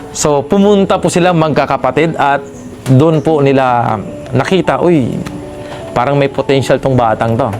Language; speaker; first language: Filipino; non-native, local second language; Maguindanaon